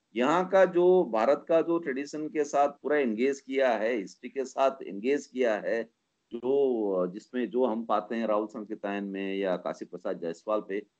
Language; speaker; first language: Hindi; non-native, local second language; Nepali